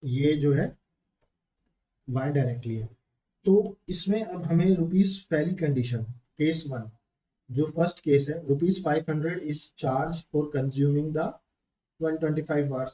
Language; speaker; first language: Hindi; native; Hindi